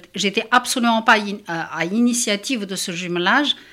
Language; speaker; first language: French; non-native, fluent; Chinese